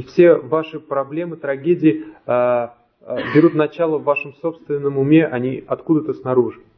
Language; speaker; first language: Russian; native; Russian